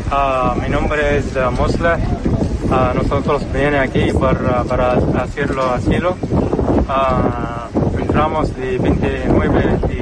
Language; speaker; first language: Spanish; non-native, learner; Arabic